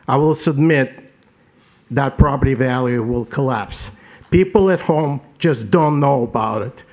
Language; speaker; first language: English; non-native, fluent; Ukrainian